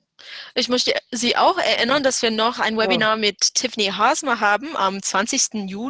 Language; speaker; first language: German; non-native, fluent; English